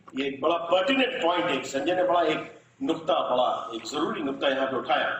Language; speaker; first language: Hindi; native; Hindi